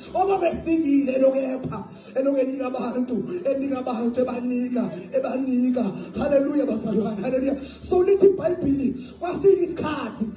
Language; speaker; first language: Zulu; non-native, local second language; Xhosa